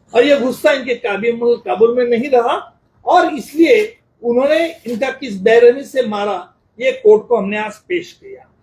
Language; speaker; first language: Hindi; non-native, local second language; Marathi